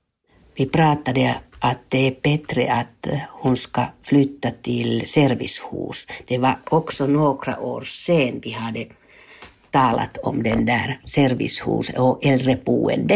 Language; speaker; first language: Swedish; non-native, learner; Finnish